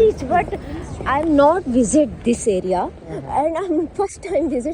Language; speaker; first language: English; non-native, learner; Urdu